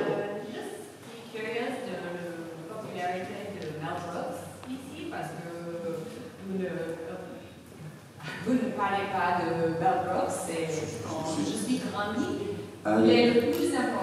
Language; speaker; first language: French; non-native, fluent; English